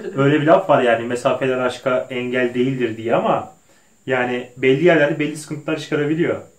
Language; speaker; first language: Turkish; native; Turkish